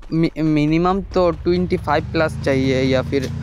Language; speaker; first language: Hindi; non-native, local second language; Bangla